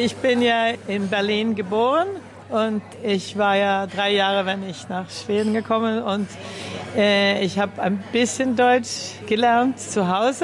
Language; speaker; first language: German; early bilingual, other home language; Swedish